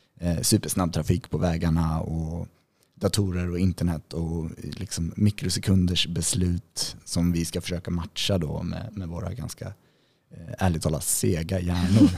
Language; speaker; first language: Swedish; native; Swedish